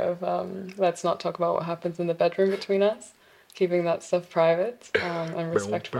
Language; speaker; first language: English; non-native, local second language; Korean